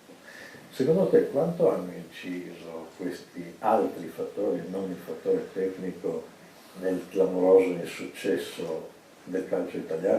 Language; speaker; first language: Italian; native; Italian